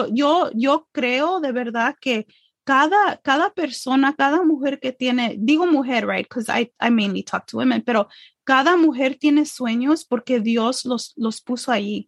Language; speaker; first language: Spanish; early bilingual, heritage; English